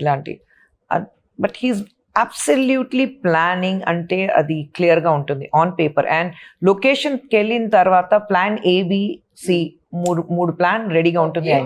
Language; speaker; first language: Telugu; non-native, fluent; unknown